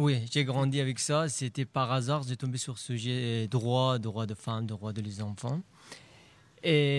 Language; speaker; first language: French; non-native, learner; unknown